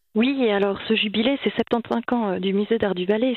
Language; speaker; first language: French; native; French